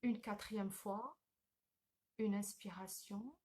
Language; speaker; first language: French; non-native, local second language; Arabic